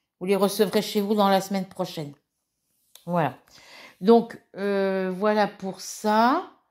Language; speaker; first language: French; native; French